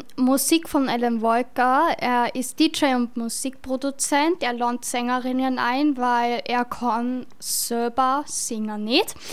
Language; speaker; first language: German; native; German